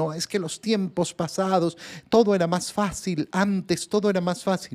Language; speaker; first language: Spanish; native; Spanish